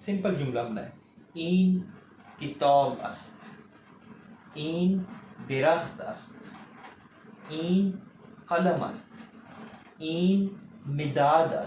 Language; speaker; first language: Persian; non-native, fluent; Urdu